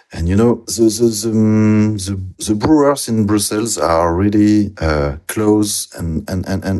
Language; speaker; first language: English; non-native, learner; French